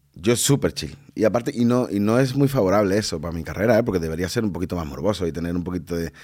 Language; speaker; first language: Spanish; native; Spanish